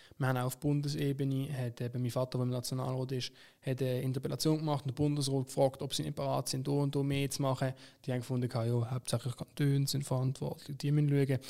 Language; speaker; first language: German; native; German